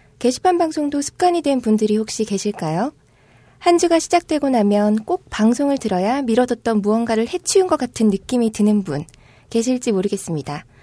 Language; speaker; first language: Korean; native; Korean